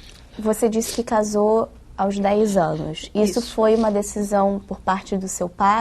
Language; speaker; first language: Portuguese; native; Portuguese